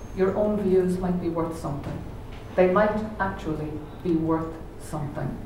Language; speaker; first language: English; native; English